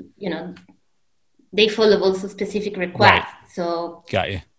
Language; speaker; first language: English; non-native, fluent; Italian